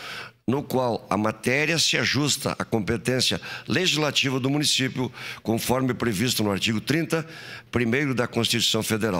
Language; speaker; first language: Portuguese; native; Portuguese